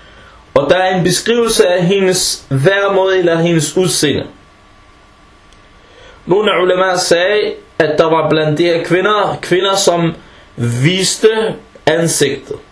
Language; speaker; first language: Danish; early bilingual, other home language; Arabic